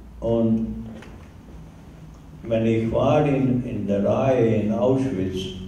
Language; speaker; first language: German; non-native, learner; Hungarian